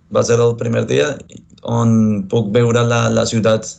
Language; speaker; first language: Catalan; non-native, fluent; Spanish